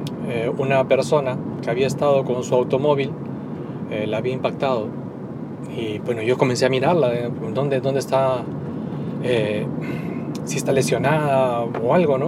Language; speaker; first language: Spanish; native; Spanish